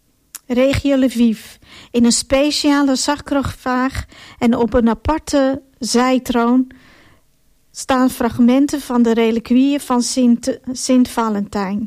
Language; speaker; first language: Dutch; non-native, fluent; Ukrainian